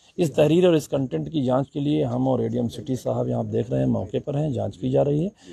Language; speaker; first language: Hindi; native; Hindi